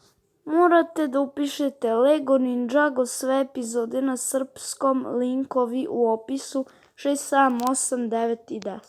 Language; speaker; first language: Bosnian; early bilingual, heritage; Croatian